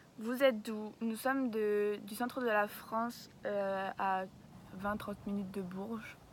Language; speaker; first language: French; native; French